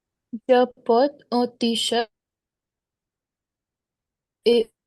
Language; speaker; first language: French; non-native, learner; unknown